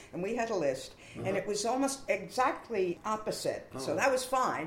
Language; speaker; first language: English; native; English